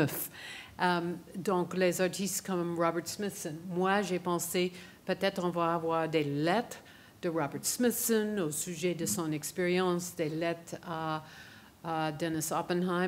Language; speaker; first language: French; non-native, fluent; English